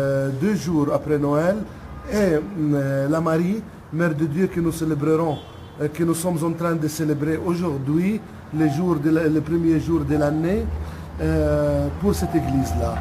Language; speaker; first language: French; non-native, local second language; Arabic